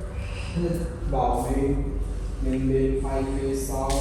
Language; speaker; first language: Vietnamese; non-native, fluent; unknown